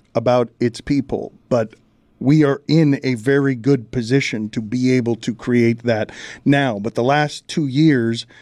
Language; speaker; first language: English; early bilingual, other home language; Spanish